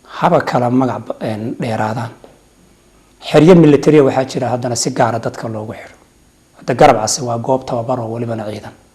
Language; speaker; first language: Somali; native; Somali